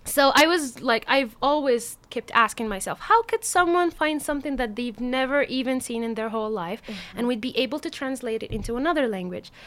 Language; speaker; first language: English; non-native, fluent; Arabic